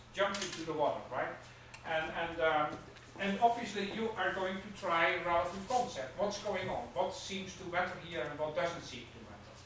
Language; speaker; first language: English; non-native, fluent; Dutch